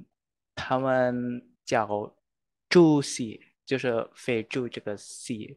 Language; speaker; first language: Chinese; non-native, learner; Indonesian